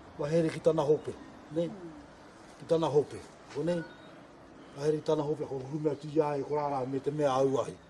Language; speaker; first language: Māori; native; Māori